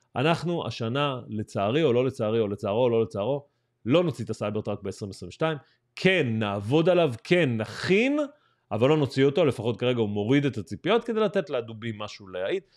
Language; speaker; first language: Hebrew; native; Hebrew